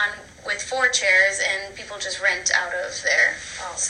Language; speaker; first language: English; native; English